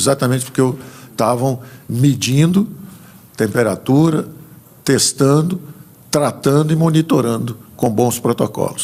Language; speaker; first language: Portuguese; native; Portuguese